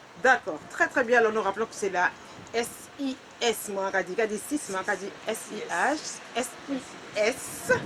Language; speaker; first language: French; native; French